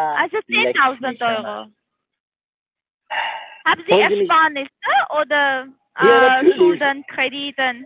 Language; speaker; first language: German; non-native, learner; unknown